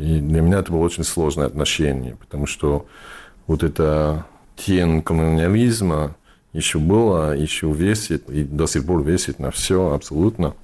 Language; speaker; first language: Russian; non-native, fluent; English